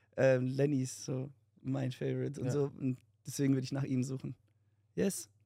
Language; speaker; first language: German; early bilingual, other home language; Amharic